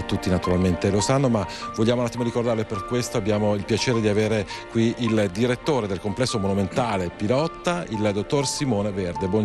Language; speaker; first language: Italian; native; Italian